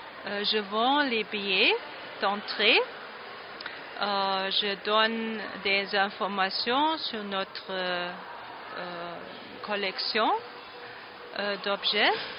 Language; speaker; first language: French; non-native, fluent; German